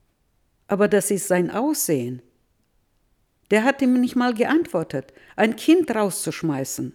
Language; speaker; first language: German; early bilingual, heritage; Russian